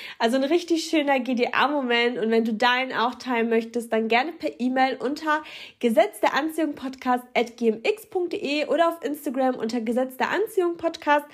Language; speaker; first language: German; early bilingual, other home language; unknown